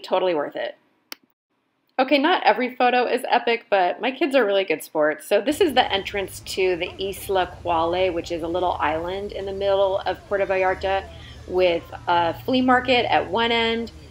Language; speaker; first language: English; native; English